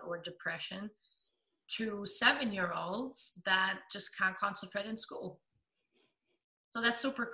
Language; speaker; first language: English; non-native, fluent; German